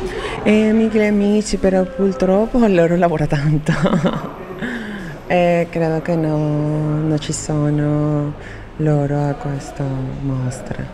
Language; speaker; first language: Italian; non-native, fluent; Spanish